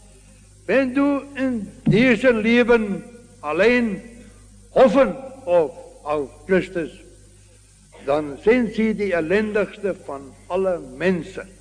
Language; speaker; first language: German; non-native, learner; Afrikaans